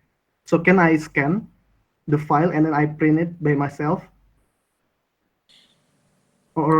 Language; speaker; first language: English; non-native, learner; Indonesian